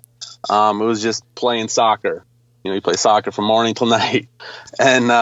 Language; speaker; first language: English; early bilingual, other home language; Polish